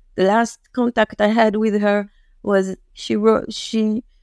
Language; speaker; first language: English; non-native, fluent; Hebrew